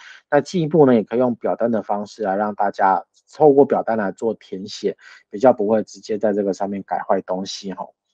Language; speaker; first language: Chinese; native; Chinese